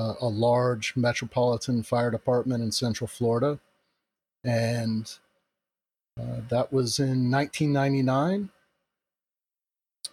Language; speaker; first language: English; native; English